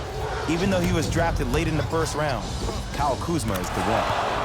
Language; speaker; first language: English; native; English